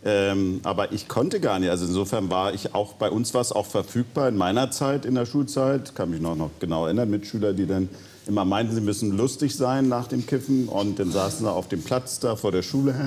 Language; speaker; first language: German; native; German